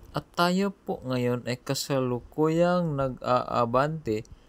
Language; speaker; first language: Filipino; non-native, local second language; Cebuano